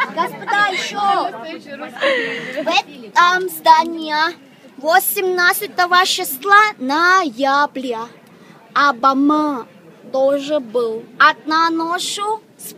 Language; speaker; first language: Russian; non-native, learner; Thai